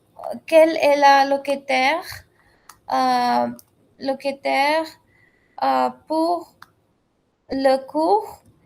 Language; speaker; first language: French; non-native, learner; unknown